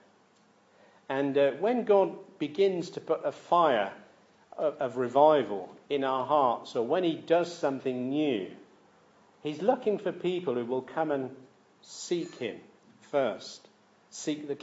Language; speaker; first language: English; native; English